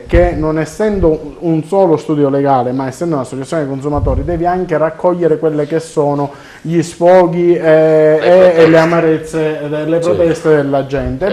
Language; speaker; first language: Italian; native; Italian